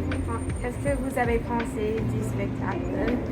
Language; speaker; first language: French; non-native, learner; English